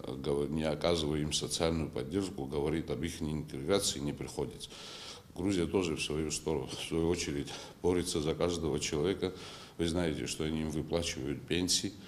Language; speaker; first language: Russian; non-native, local second language; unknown